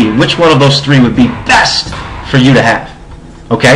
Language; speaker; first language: English; native; English